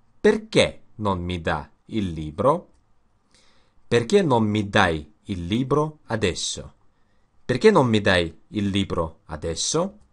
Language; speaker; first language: Italian; non-native, learner; Russian